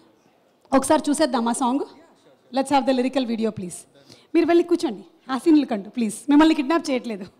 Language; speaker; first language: Telugu; native; Telugu